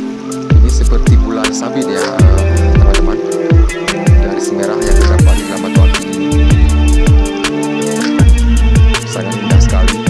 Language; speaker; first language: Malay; non-native, local second language; Achinese